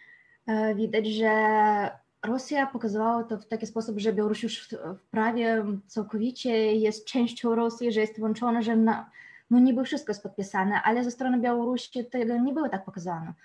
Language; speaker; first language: Polish; non-native, fluent; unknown